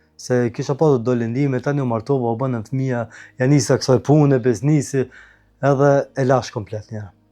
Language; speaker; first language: Albanian; native; Albanian